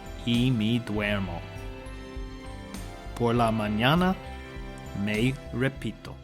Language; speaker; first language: Spanish; non-native, learner; English